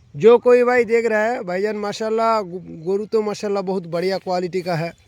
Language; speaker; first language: Hindi; non-native, local second language; Bangla